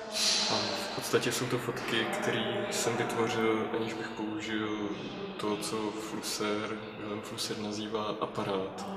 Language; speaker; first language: Czech; native; Czech